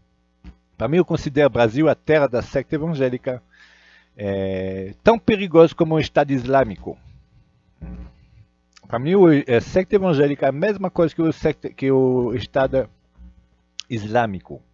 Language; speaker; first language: Portuguese; non-native, fluent; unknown